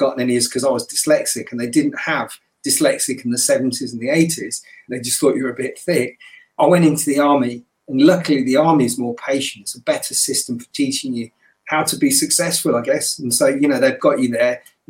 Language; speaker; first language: English; native; English